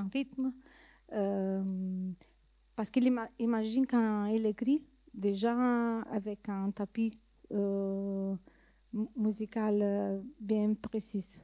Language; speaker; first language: French; non-native, learner; Italian